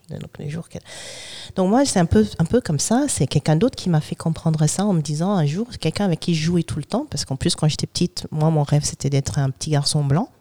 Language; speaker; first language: French; non-native, fluent; English